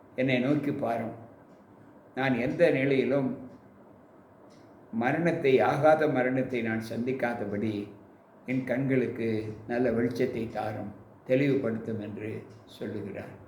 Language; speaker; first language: Tamil; native; Tamil